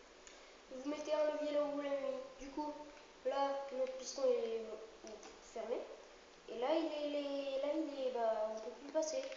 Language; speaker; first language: French; native; French